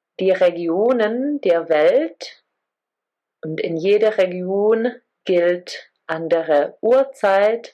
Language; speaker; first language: German; non-native, fluent; Czech